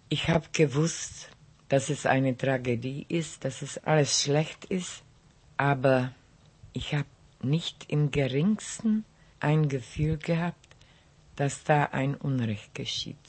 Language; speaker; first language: German; non-native, local second language; Czech